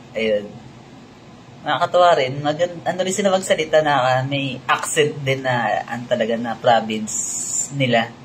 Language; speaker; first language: Filipino; native; Filipino